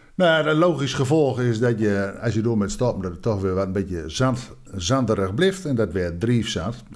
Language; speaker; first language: Dutch; non-native, local second language; Low German